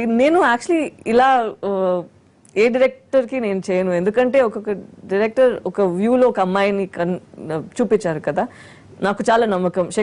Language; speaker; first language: Telugu; non-native, fluent; Tamil